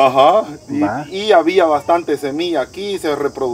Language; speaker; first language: Spanish; native; Spanish